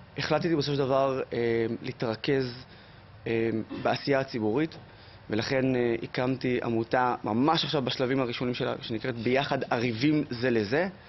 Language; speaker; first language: Hebrew; non-native, local second language; Arabic